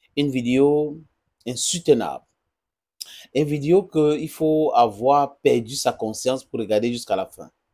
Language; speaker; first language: French; non-native, local second language; English